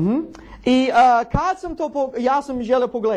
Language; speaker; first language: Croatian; non-native, learner; English